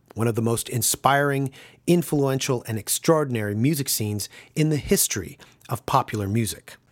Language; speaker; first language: English; native; English